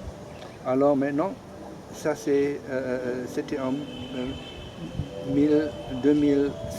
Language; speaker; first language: French; non-native, fluent; German